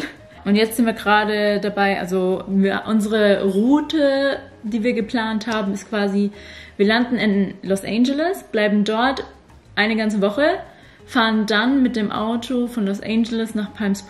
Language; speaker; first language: German; native; German